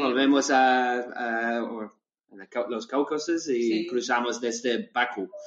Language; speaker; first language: Spanish; non-native, learner; English